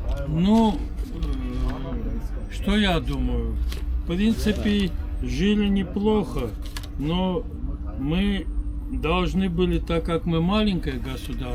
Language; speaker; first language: Russian; non-native, local second language; Armenian